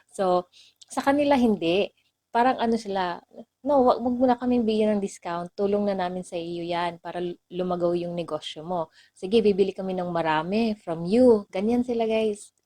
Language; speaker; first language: Filipino; non-native, local second language; Cebuano